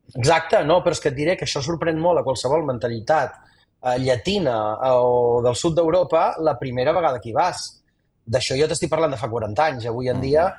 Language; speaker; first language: Catalan; native; Catalan